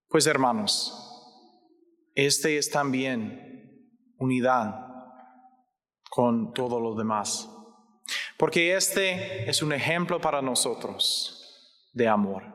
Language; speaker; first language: Spanish; non-native, learner; English